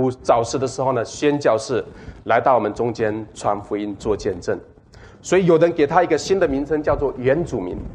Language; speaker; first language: Chinese; non-native, local second language; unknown